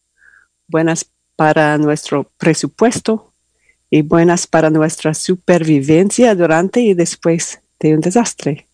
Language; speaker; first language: Spanish; non-native, learner; English